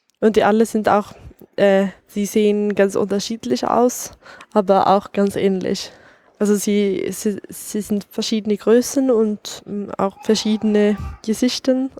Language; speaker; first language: German; non-native, fluent; Swedish